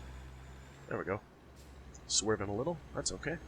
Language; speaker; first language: English; native; English